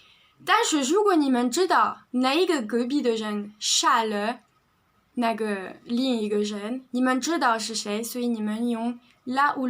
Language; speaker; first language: Chinese; non-native, fluent; French